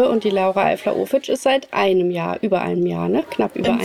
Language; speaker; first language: German; native; German